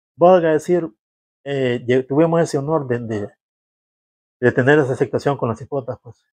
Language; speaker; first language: Spanish; native; Spanish